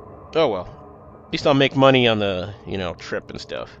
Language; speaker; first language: English; native; English